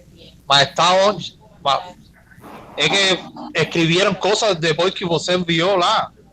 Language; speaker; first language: Portuguese; non-native, learner; Spanish